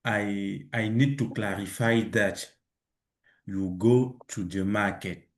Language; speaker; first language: English; non-native, learner; French